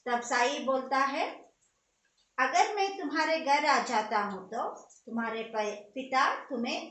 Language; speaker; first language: Hindi; non-native, local second language; Kannada